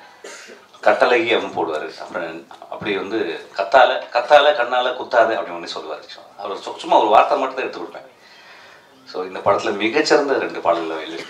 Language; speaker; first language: Tamil; native; Tamil